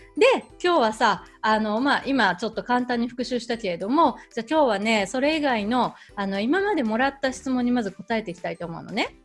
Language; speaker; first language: Japanese; native; Japanese